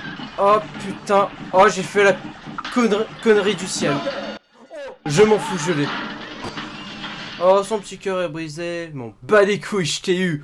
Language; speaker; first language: French; native; French